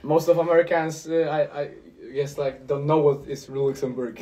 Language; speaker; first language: English; non-native, fluent; Polish